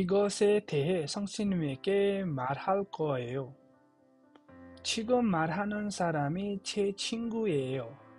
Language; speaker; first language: Korean; non-native, fluent; Nepali